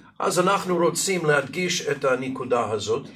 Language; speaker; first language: Hebrew; non-native, fluent; Russian